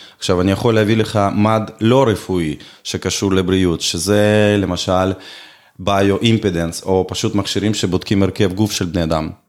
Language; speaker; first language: Hebrew; non-native, fluent; Russian